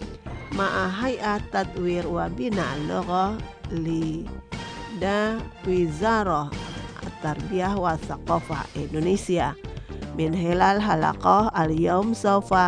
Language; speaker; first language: Arabic; non-native, fluent; Indonesian